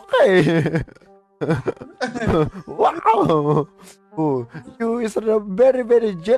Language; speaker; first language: English; non-native, learner; Malay